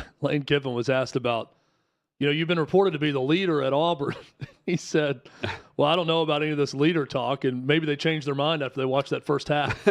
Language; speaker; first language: English; native; English